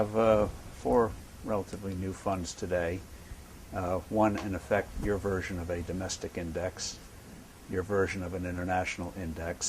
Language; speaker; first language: English; native; English